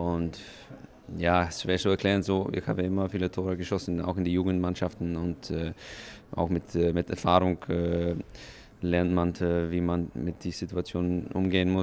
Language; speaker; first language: German; non-native, fluent; Icelandic